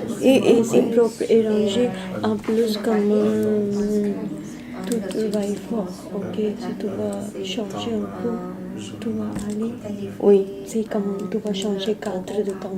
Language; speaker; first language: French; non-native, learner; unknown